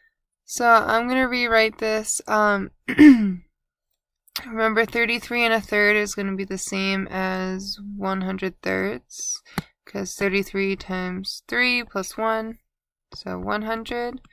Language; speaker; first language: English; native; English